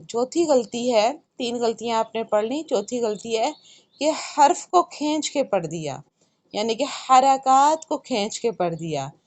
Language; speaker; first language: Urdu; native; Urdu